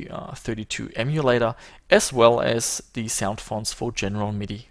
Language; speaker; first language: English; native; English